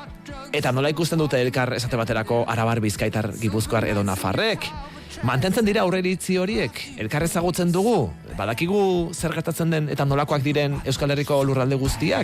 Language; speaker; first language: Basque; native; Basque